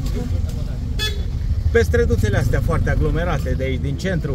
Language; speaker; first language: Romanian; native; Romanian